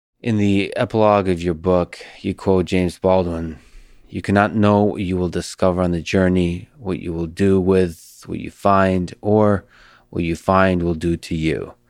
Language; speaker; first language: English; early bilingual, other home language; Russian